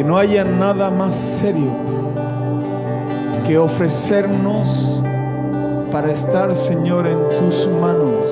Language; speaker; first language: Spanish; native; Spanish